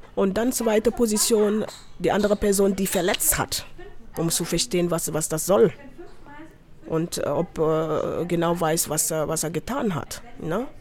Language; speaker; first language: German; non-native, fluent; Wolof